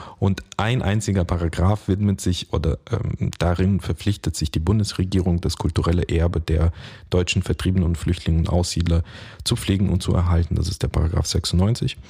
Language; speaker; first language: German; early bilingual, other home language; Russian